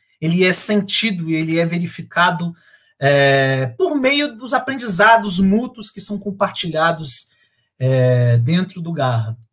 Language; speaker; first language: Portuguese; native; Portuguese